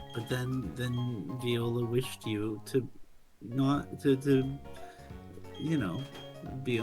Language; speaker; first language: English; native; English